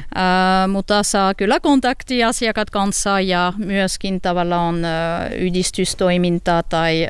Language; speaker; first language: Finnish; non-native, learner; French